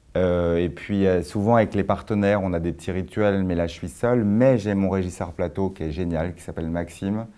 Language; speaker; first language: French; native; French